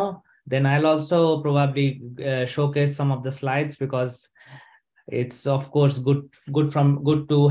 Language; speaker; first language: English; non-native, local second language; Bangla